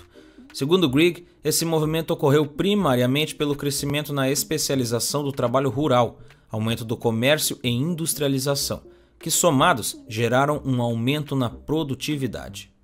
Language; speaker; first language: Portuguese; native; Portuguese